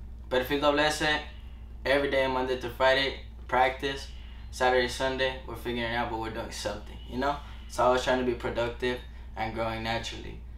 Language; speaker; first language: English; early bilingual, other home language; Spanish